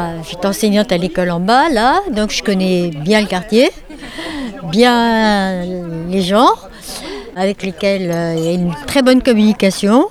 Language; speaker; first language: French; native; French